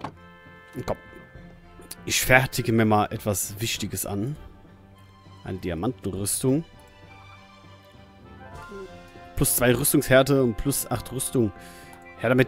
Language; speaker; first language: German; native; German